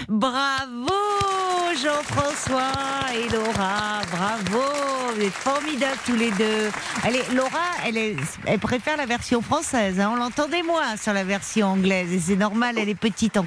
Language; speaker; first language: French; native; French